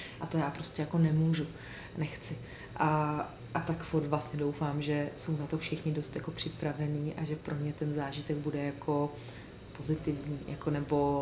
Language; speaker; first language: Czech; native; Czech